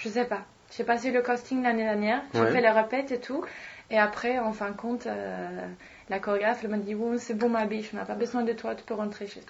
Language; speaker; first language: French; non-native, fluent; Swedish